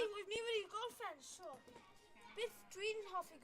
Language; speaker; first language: Welsh; non-native, local second language; English